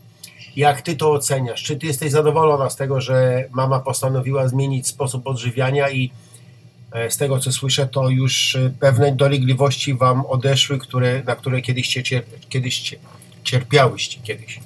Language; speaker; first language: Polish; native; Polish